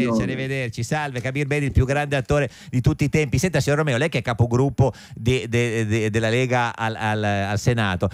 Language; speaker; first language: Italian; native; Italian